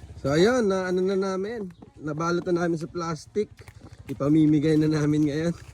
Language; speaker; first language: Filipino; non-native, local second language; Hiligaynon